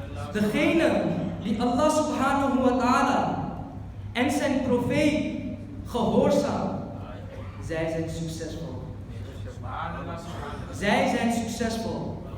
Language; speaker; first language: Dutch; early bilingual, other home language; Urdu